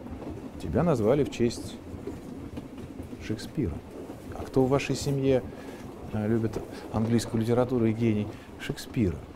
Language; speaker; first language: Russian; native; Russian